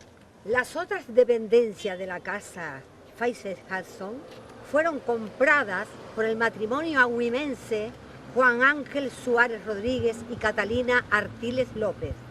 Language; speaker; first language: Spanish; native; Spanish